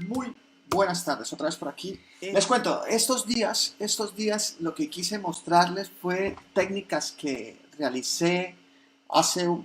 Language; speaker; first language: Spanish; native; Spanish